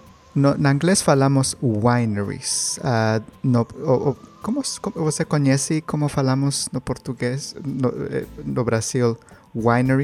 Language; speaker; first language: Portuguese; non-native, learner; Spanish